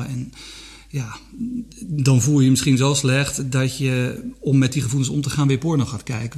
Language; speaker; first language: Dutch; native; Dutch